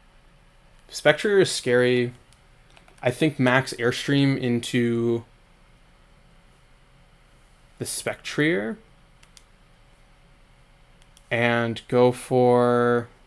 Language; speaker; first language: English; native; English